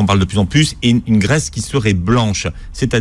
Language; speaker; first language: French; native; French